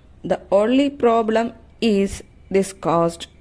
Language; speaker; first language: English; non-native, local second language; Malayalam